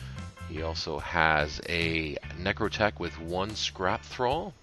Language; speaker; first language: English; native; English